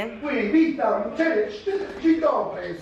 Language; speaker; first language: Polish; non-native, learner; Italian